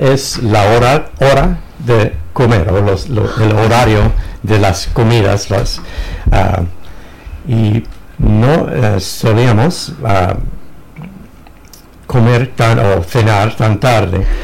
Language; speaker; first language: Spanish; non-native, fluent; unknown